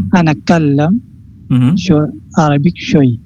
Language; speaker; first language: Arabic; non-native, learner; Malayalam